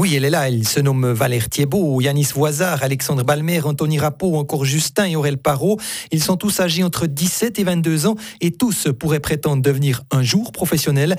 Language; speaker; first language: French; native; French